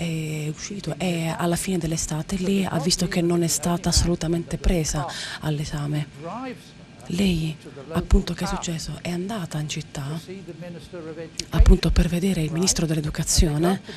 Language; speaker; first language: Italian; native; Italian